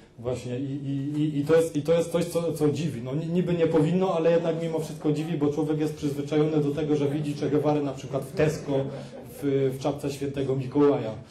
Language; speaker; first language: Polish; native; Polish